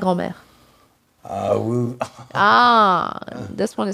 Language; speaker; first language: English; non-native, fluent; French